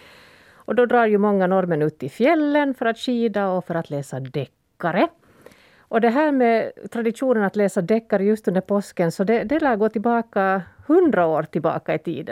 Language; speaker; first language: Swedish; native; Swedish